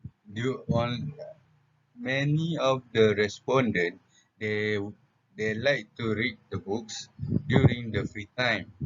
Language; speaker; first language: English; non-native, local second language; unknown